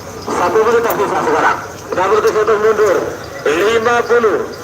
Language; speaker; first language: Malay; non-native, local second language; Madurese